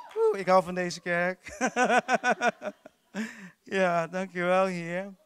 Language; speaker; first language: Dutch; non-native, fluent; Filipino